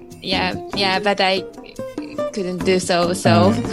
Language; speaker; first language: English; non-native, learner; Japanese